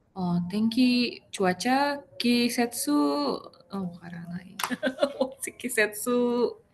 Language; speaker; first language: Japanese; non-native, learner; Indonesian